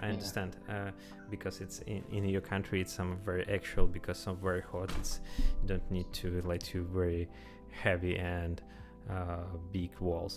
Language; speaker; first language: English; non-native, learner; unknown